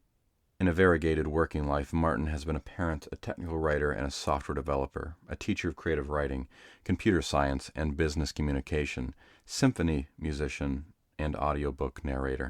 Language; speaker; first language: English; native; English